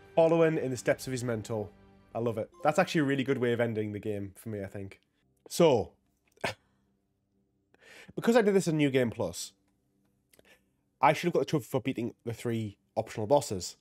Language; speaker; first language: English; native; English